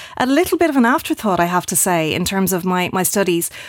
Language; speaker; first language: English; native; English